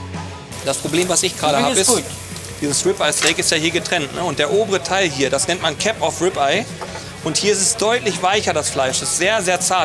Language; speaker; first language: German; native; German